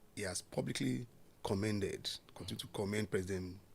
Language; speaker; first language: English; non-native, local second language; Yoruba